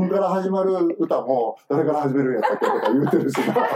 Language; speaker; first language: Japanese; native; Japanese